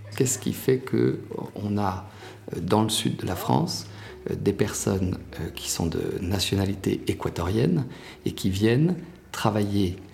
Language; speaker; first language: French; native; French